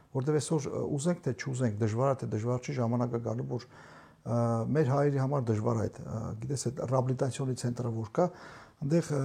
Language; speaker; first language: Armenian; native; Armenian